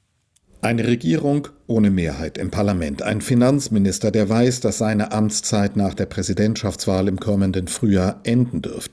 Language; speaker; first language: German; native; German